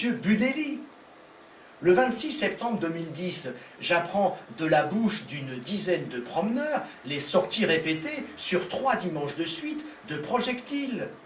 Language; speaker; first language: French; native; French